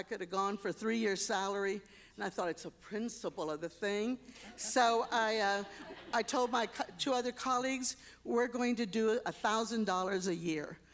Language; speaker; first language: English; early bilingual, other home language; Spanish